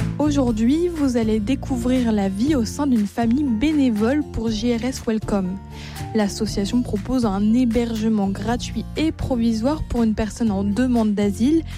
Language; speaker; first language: French; native; French